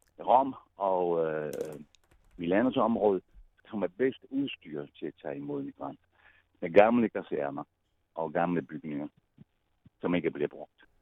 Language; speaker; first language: Danish; non-native, fluent; Italian